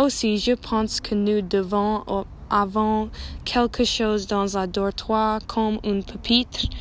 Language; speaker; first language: French; non-native, learner; English